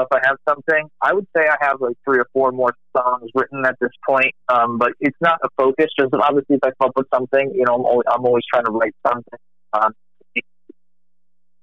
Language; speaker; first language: English; native; English